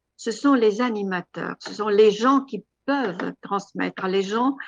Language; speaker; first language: French; non-native, fluent; Romanian